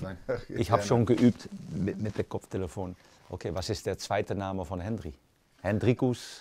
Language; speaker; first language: German; non-native, fluent; Dutch